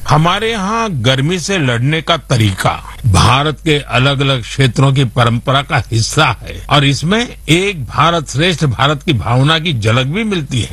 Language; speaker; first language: Hindi; non-native, local second language; Gujarati